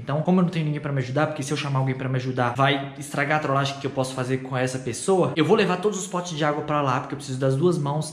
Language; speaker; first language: Portuguese; native; Portuguese